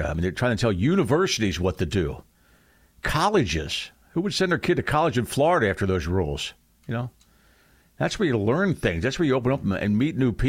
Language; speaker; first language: English; native; English